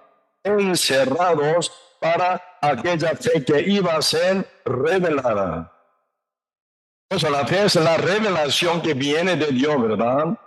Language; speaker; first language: Spanish; non-native, learner; Korean